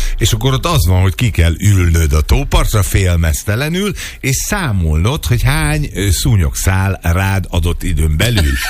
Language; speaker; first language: Hungarian; native; Hungarian